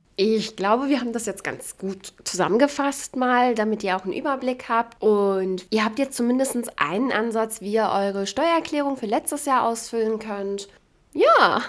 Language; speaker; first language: German; native; German